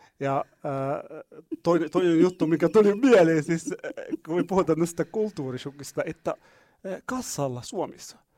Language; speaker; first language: Finnish; non-native, fluent; Arabic